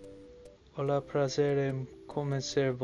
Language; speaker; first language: Portuguese; non-native, learner; English